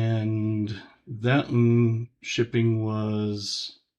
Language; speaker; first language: English; native; English